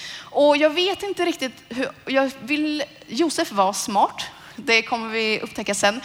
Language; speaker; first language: Swedish; native; Swedish